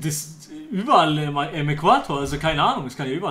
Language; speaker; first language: German; native; German